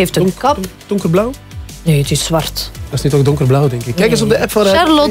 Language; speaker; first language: Dutch; native; Dutch